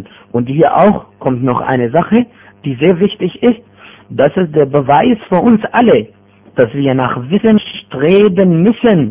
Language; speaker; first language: German; non-native, fluent; Arabic